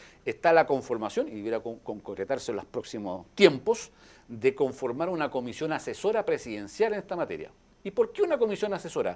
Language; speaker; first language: Spanish; native; Spanish